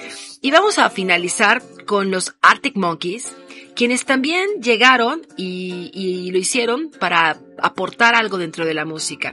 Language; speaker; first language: Spanish; native; Spanish